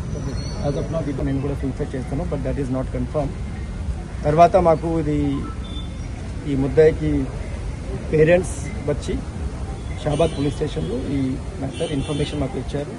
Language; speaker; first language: Telugu; non-native, learner; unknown